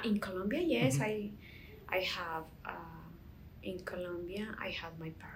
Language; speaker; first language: English; non-native, learner; Spanish